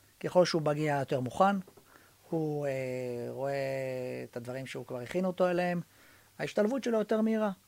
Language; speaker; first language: Hebrew; native; Hebrew